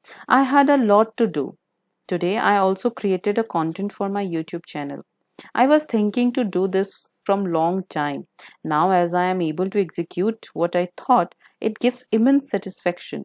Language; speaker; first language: English; non-native, local second language; Hindi